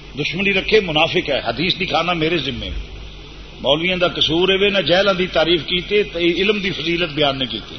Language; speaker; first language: Urdu; non-native, local second language; Punjabi